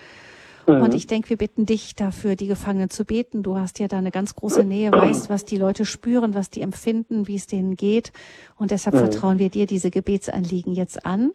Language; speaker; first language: German; native; German